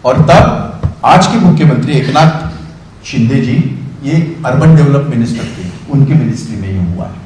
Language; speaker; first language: Hindi; non-native, local second language; Marathi